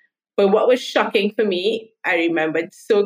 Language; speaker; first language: English; native; English